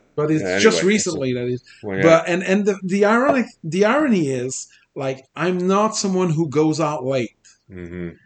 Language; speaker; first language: English; non-native, fluent; French